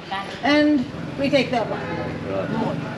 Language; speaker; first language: English; non-native, fluent; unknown